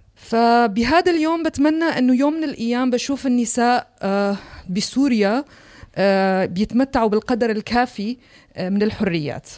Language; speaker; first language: Arabic; non-native, local second language; Kurdish